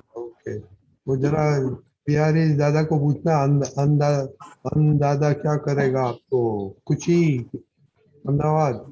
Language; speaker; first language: Hindi; non-native, local second language; Gujarati